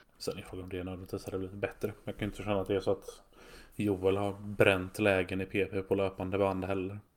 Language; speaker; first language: Swedish; native; Swedish